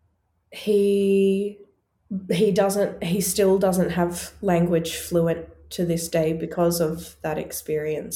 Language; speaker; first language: English; native; English